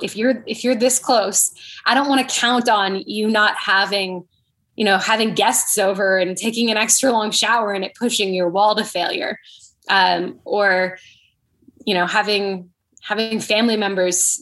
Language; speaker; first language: English; native; English